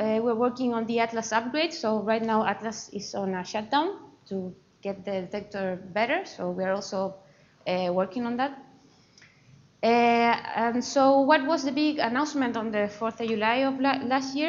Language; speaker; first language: English; non-native, fluent; Spanish